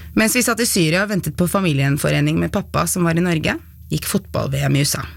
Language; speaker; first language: Norwegian; early bilingual, other home language; Arabic